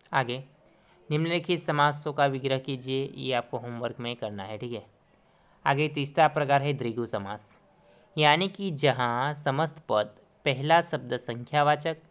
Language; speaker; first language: Hindi; non-native, local second language; Gujarati